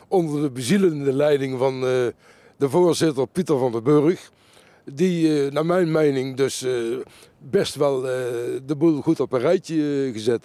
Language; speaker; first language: Dutch; native; Dutch